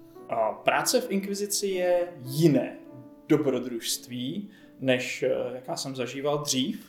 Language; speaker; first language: Czech; native; Czech